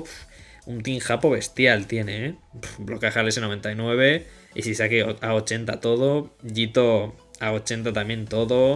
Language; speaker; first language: Spanish; native; Spanish